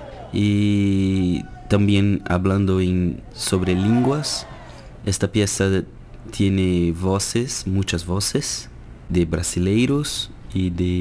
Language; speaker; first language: Spanish; non-native, fluent; Portuguese